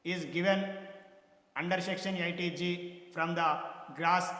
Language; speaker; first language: English; non-native, local second language; Telugu